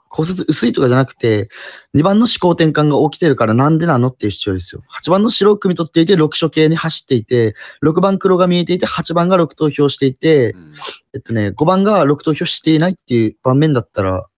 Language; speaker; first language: Japanese; native; Japanese